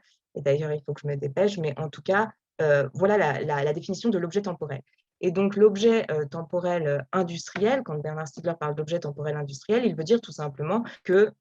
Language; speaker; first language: French; native; French